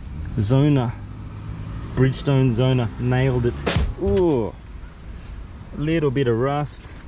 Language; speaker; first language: English; native; English